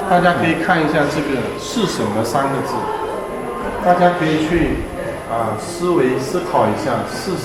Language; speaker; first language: Chinese; native; Chinese